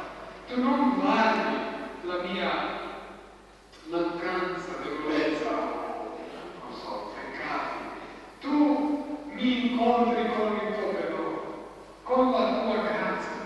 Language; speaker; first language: Italian; non-native, fluent; Croatian